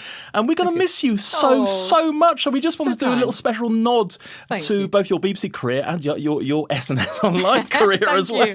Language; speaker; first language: English; native; English